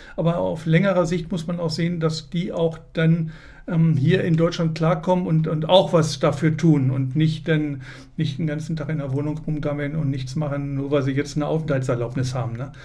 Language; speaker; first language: German; native; German